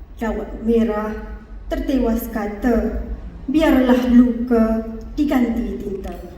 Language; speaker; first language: Malay; native; Malay